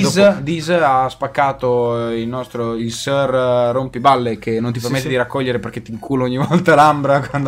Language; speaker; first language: Italian; native; Italian